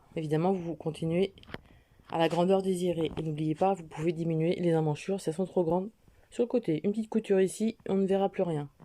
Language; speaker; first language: French; native; French